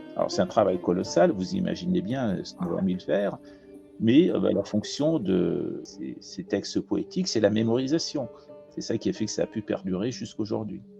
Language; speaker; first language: French; early bilingual, other home language; Persian